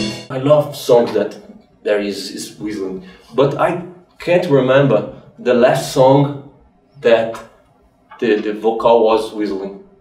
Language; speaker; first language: English; non-native, fluent; Portuguese